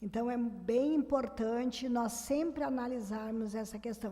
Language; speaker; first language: Portuguese; native; Portuguese